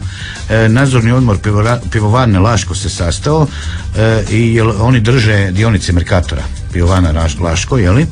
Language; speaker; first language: Croatian; native; Croatian